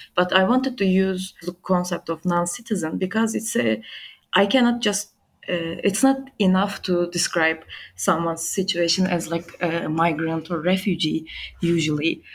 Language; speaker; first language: English; non-native, fluent; Turkish